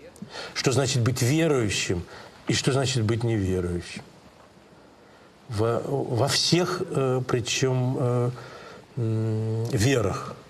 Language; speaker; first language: Russian; native; Russian